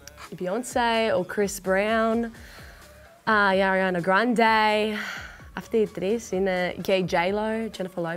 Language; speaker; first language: Greek; early bilingual, heritage; Greek